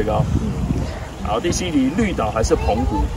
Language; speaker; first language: Chinese; native; Chinese